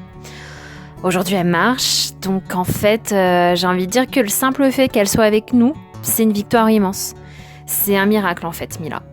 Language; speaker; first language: French; native; French